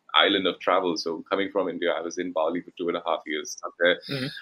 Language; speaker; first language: English; non-native, local second language; Hindi